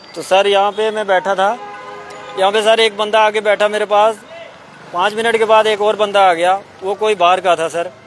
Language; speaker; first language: Hindi; native; Hindi